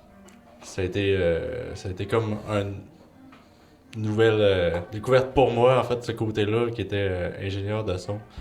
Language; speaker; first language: French; native; French